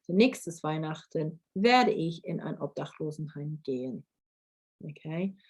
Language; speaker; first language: German; non-native, fluent; English